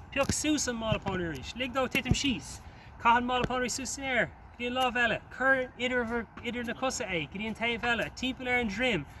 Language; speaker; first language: Irish; non-native, local second language; English